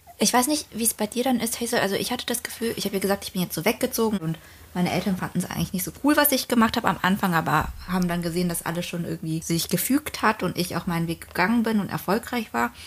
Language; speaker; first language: German; early bilingual, other home language; Vietnamese